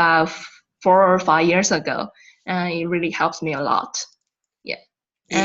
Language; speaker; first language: English; non-native, learner; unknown